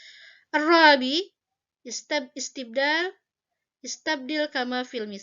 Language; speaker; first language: Arabic; non-native, fluent; Indonesian